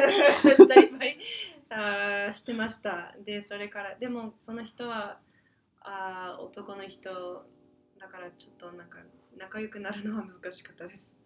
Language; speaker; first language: Japanese; non-native, fluent; English